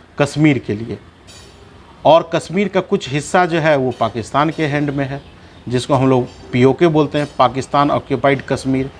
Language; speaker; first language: Hindi; native; Hindi